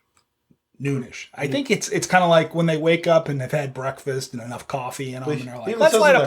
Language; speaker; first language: English; native; English